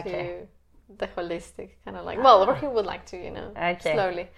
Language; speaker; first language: English; non-native, fluent; Spanish